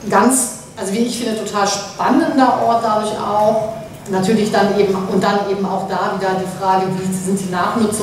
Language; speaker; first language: German; native; German